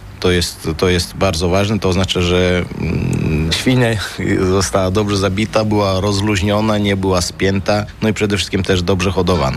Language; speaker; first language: Polish; non-native, fluent; Armenian